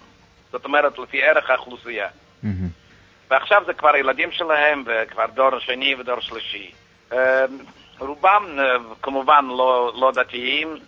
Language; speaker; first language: Hebrew; non-native, fluent; Yiddish